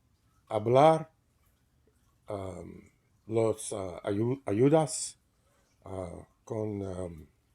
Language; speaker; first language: Spanish; non-native, learner; English